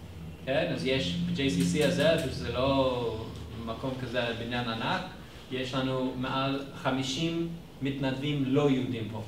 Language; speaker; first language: Hebrew; non-native, fluent; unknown